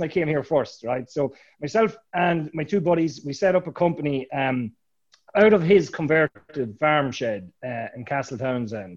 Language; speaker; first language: English; native; English